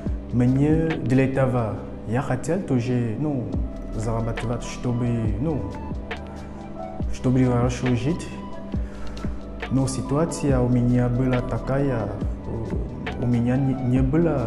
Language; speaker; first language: Russian; non-native, fluent; French